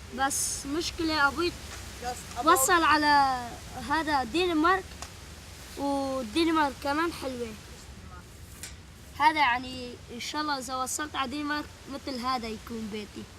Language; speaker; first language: Arabic; native; Arabic